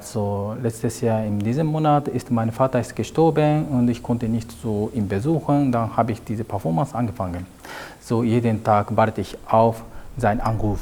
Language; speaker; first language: German; non-native, learner; Japanese